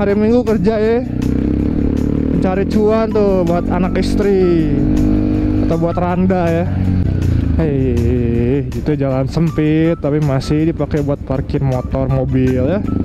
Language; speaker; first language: Indonesian; native; Indonesian